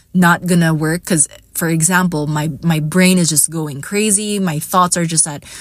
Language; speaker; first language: English; non-native, local second language; Hiligaynon